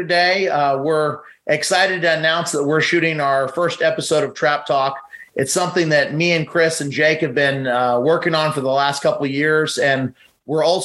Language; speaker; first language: English; native; English